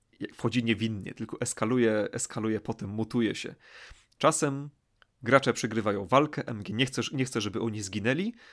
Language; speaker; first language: Polish; native; Polish